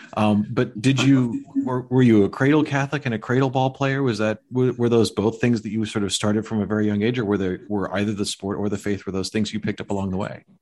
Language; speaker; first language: English; native; English